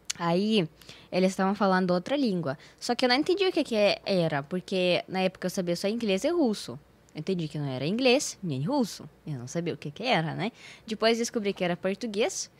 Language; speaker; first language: Portuguese; non-native, fluent; Russian